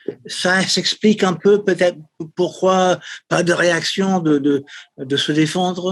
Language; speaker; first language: French; non-native, fluent; English